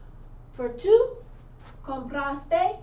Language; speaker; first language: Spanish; non-native, fluent; English